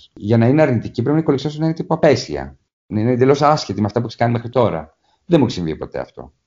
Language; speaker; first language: Greek; native; Greek